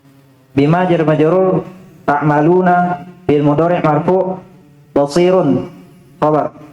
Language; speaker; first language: Arabic; non-native, learner; Indonesian